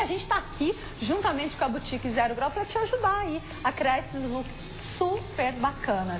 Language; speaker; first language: Portuguese; native; Portuguese